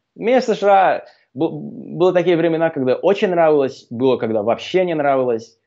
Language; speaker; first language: Russian; non-native, fluent; Slovak